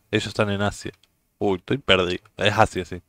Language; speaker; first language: Spanish; native; Spanish